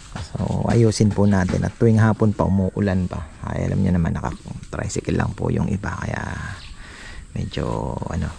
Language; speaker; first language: Filipino; non-native, local second language; Bikol